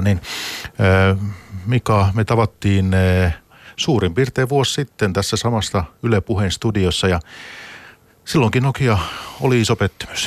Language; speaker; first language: Finnish; native; Finnish